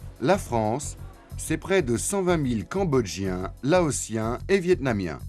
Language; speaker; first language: French; native; French